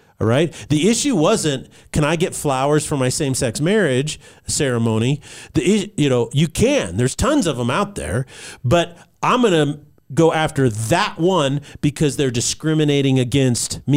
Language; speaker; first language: English; native; English